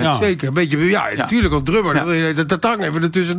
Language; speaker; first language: Dutch; native; Dutch